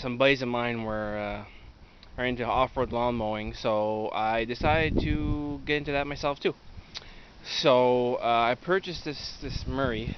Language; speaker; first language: English; native; English